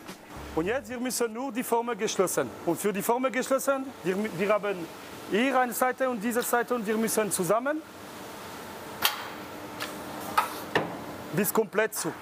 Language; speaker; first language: German; non-native, learner; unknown